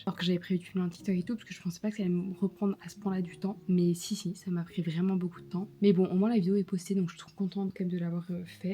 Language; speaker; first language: French; native; French